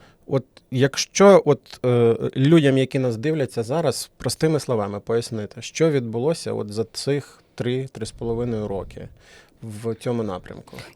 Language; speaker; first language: Ukrainian; native; Ukrainian